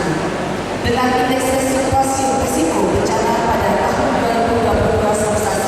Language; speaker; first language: Indonesian; native; Indonesian